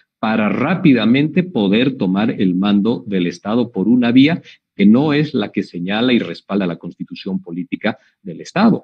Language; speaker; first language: Spanish; native; Spanish